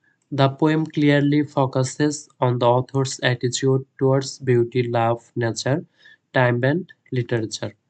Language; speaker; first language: English; non-native, local second language; Bangla